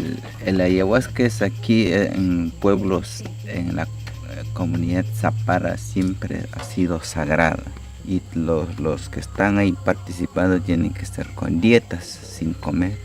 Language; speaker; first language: Spanish; non-native, local second language; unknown